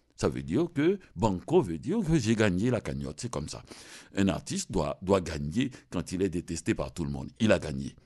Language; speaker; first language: French; non-native, local second language; Haitian Creole